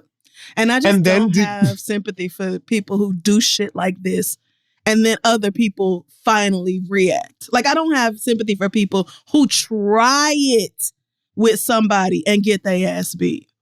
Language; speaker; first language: English; native; English